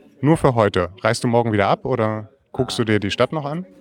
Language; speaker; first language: German; native; German